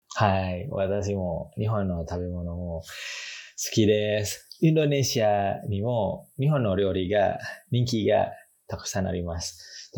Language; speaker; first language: Japanese; non-native, fluent; Indonesian